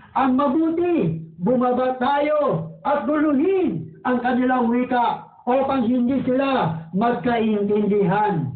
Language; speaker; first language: Filipino; non-native, local second language; Waray